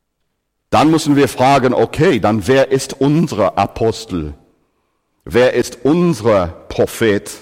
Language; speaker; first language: German; non-native, fluent; English